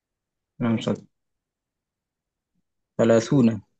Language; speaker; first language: Arabic; non-native, learner; Indonesian